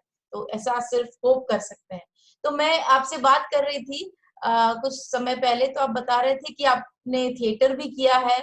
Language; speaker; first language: Hindi; native; Hindi